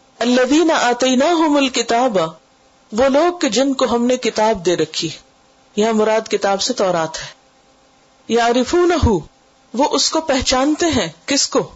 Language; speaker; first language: Urdu; native; Urdu